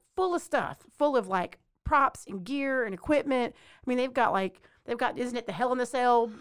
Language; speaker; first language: English; native; English